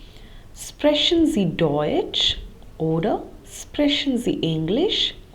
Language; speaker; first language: German; non-native, fluent; Hindi